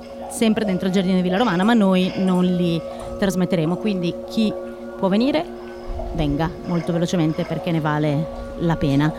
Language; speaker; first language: Italian; native; Italian